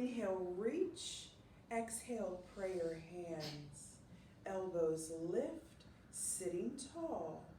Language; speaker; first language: English; native; English